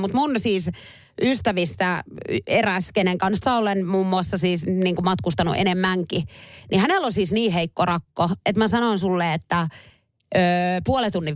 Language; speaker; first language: Finnish; native; Finnish